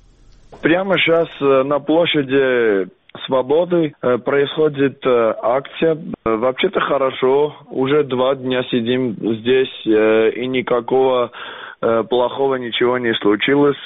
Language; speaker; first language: Russian; non-native, learner; Armenian